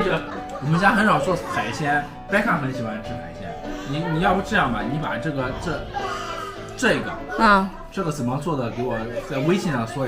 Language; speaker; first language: Chinese; non-native, fluent; English